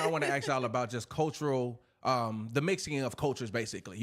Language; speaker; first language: English; native; English